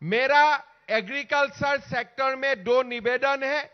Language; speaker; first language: Hindi; non-native, local second language; Assamese